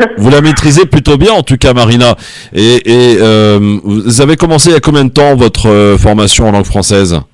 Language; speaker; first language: French; native; French